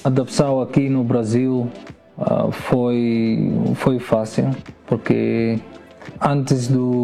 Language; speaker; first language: Portuguese; non-native, learner; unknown